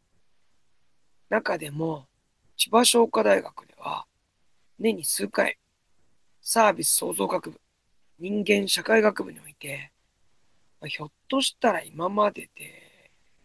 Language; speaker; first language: Japanese; native; Japanese